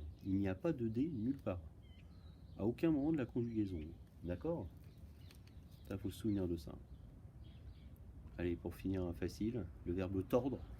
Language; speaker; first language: French; native; French